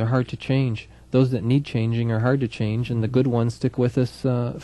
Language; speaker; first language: English; native; English